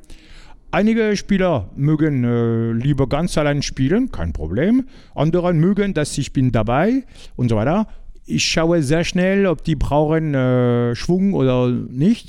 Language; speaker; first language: German; non-native, learner; French